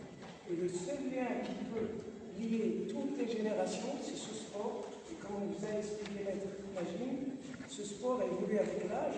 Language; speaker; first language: French; non-native, local second language; Arabic